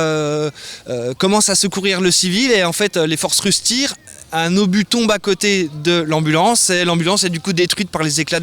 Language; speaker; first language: French; native; French